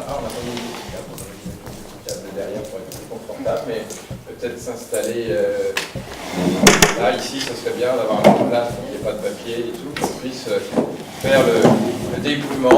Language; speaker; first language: French; native; French